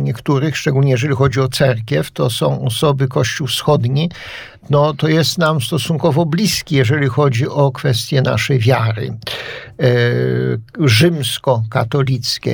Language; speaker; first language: Polish; native; Polish